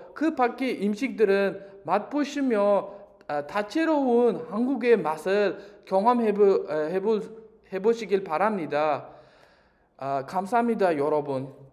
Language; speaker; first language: Korean; non-native, fluent; Uzbek